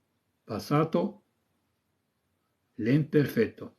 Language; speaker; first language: Italian; non-native, fluent; Arabic